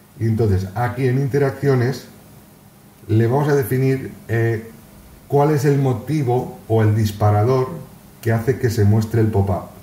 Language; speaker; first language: Spanish; native; Spanish